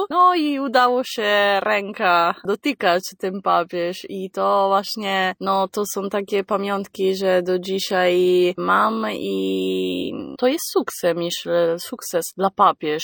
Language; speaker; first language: Polish; non-native, fluent; Italian